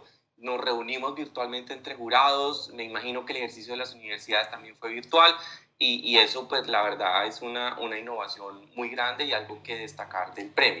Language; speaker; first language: Spanish; native; Spanish